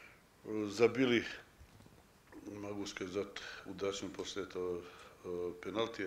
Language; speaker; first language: Russian; non-native, fluent; Serbian